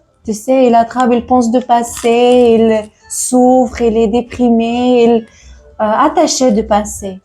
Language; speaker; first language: French; non-native, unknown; Tajik